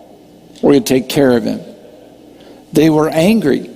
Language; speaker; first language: English; native; English